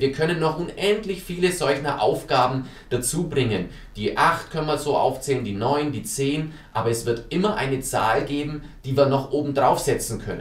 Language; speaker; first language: German; native; German